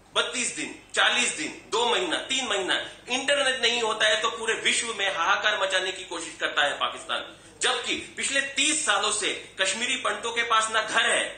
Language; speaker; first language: Hindi; native; Hindi